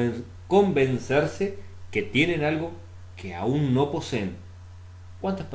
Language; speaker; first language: Spanish; native; Spanish